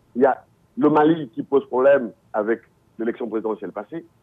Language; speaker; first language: French; non-native, local second language; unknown